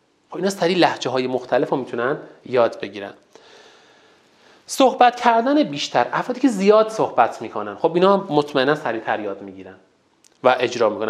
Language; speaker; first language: Persian; non-native, local second language; Azerbaijani